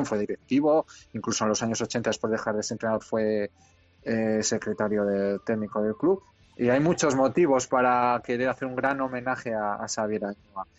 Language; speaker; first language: Spanish; native; Spanish